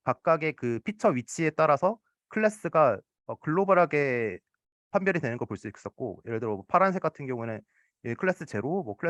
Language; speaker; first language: Korean; native; Korean